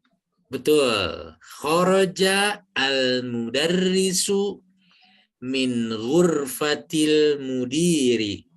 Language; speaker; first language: Arabic; non-native, fluent; Indonesian